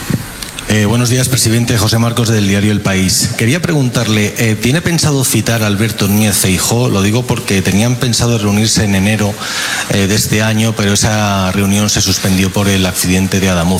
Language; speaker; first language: Spanish; native; Spanish